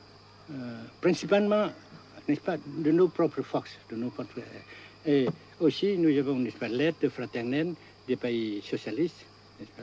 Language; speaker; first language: French; non-native, local second language; Vietnamese